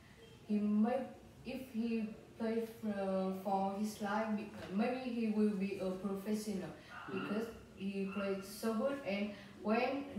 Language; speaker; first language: English; non-native, learner; Vietnamese